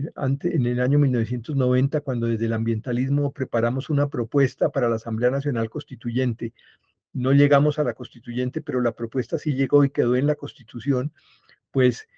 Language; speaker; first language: Spanish; native; Spanish